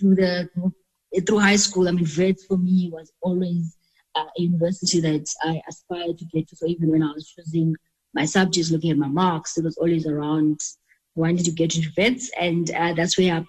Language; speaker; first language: English; non-native, local second language; Xhosa